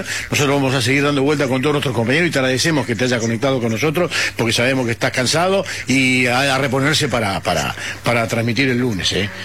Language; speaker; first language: Spanish; native; Spanish